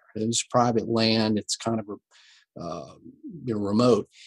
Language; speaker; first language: English; native; English